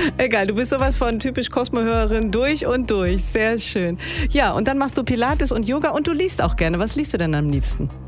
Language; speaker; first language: German; native; German